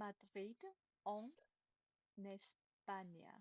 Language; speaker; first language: French; non-native, learner; Chinese